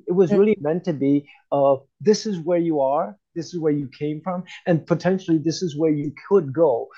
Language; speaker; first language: English; native; English